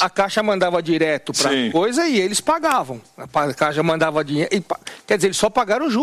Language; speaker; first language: Portuguese; native; Portuguese